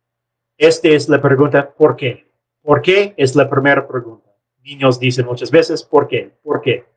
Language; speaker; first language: Spanish; non-native, learner; English